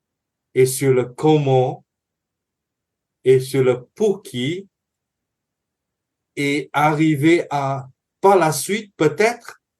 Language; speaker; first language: French; non-native, fluent; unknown